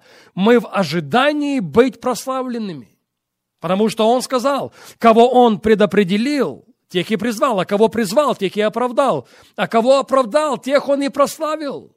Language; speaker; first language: Russian; native; Russian